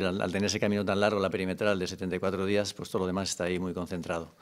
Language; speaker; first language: Spanish; native; Spanish